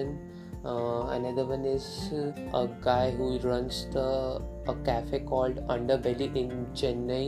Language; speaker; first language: English; non-native, local second language; Hindi